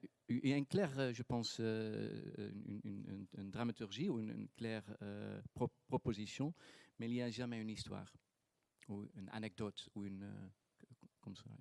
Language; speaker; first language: French; non-native, fluent; Dutch